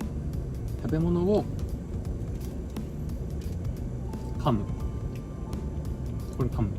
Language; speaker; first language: Japanese; native; Japanese